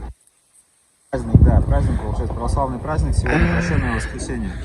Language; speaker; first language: Russian; native; Russian